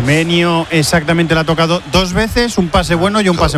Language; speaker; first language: Spanish; native; Spanish